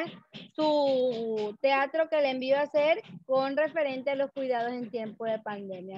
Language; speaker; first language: Spanish; native; Spanish